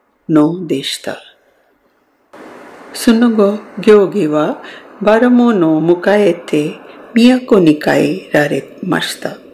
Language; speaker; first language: Japanese; non-native, fluent; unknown